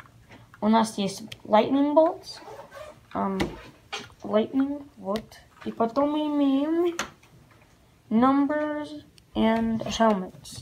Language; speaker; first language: Russian; early bilingual, heritage; Russian